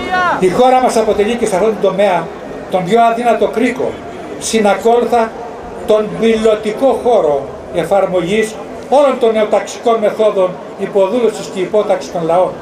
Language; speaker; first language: Greek; native; Greek